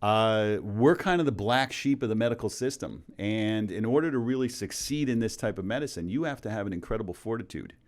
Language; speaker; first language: English; native; English